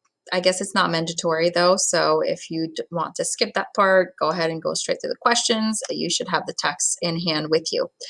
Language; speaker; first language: English; native; English